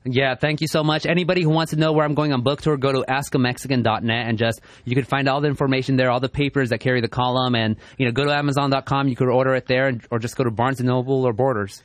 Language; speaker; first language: English; early bilingual, other home language; Spanish